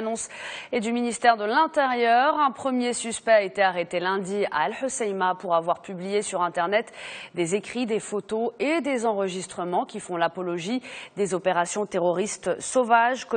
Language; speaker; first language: French; non-native, local second language; Arabic